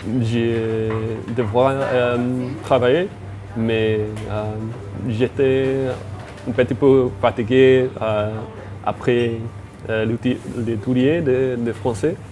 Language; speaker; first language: French; non-native, learner; English